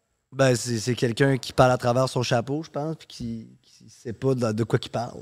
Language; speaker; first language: French; early bilingual, heritage; French